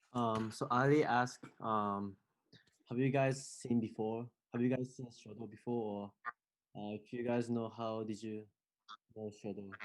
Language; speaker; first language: English; non-native, fluent; Japanese